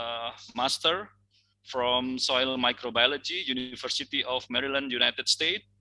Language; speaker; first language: English; non-native, fluent; Indonesian